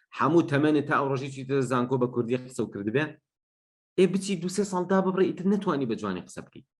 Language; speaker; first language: Central Kurdish; non-native, local second language; Gurani